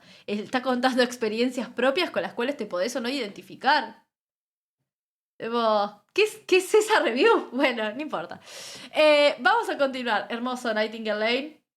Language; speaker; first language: Spanish; native; Spanish